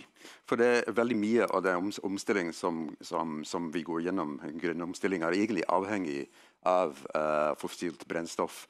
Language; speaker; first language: Norwegian; non-native, fluent; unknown